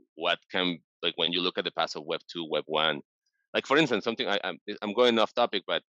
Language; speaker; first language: English; non-native, fluent; Spanish